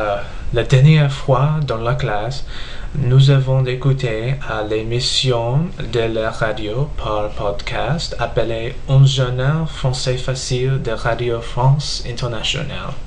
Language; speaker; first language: French; non-native, learner; English